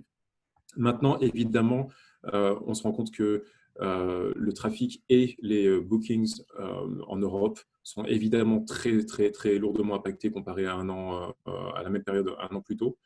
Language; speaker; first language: French; native; French